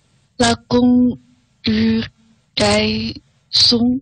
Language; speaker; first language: French; non-native, learner; Chinese